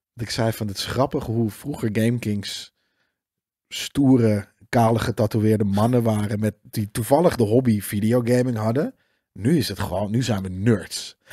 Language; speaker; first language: Dutch; native; Dutch